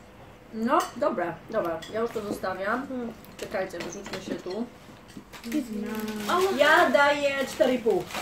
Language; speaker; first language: Polish; native; Polish